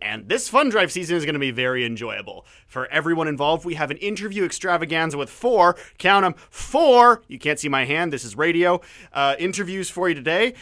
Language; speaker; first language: English; native; English